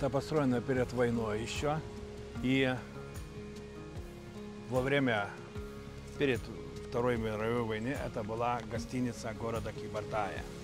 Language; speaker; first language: Russian; non-native, local second language; Lithuanian